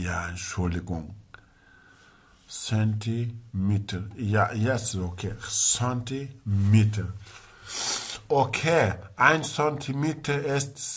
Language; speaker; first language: German; non-native, learner; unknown